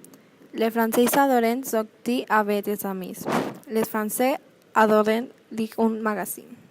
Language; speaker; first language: French; non-native, learner; Spanish